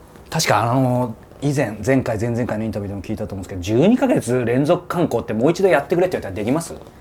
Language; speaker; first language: Japanese; native; Japanese